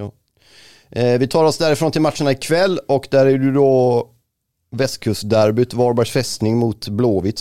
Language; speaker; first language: Swedish; native; Swedish